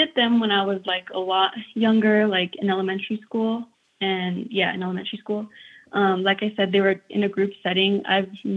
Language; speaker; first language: English; native; English